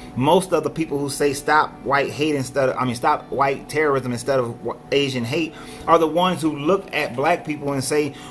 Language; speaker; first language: English; native; English